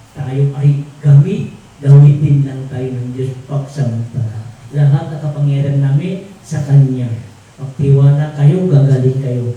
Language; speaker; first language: Filipino; non-native, local second language; Tausug